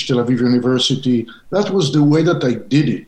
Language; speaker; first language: English; non-native, fluent; Hebrew